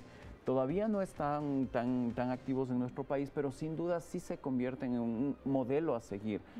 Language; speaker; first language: Spanish; native; Spanish